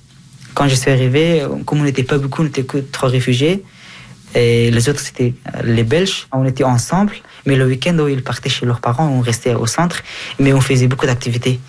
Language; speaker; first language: French; early bilingual, other home language; Persian